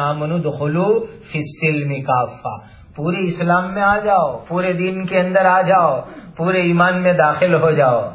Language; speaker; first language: Urdu; non-native, local second language; Gujarati